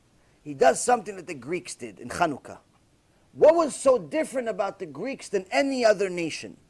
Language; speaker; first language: English; native; English